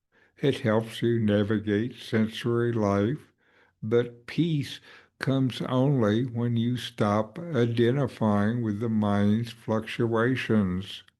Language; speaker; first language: English; native; English